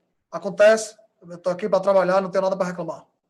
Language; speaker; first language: Portuguese; native; Portuguese